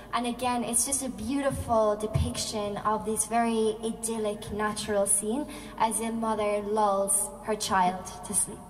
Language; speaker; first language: English; non-native, local second language; Irish